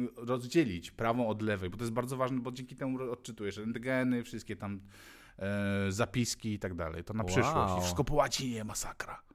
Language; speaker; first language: Polish; non-native, fluent; Mongolian